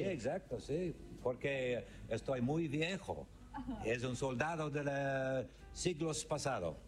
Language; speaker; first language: Spanish; non-native, learner; English